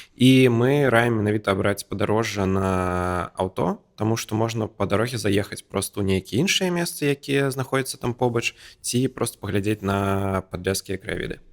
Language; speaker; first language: Belarusian; non-native, local second language; Russian